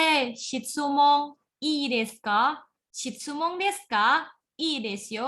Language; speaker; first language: Japanese; non-native, fluent; Indonesian